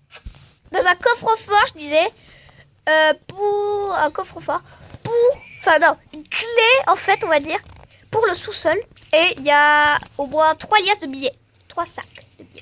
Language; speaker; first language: French; native; French